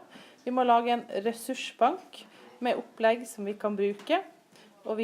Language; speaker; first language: Norwegian; native; Norwegian